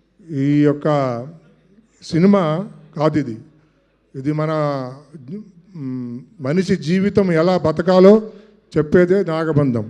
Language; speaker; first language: Telugu; native; Telugu